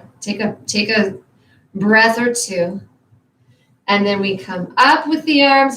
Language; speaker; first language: English; native; English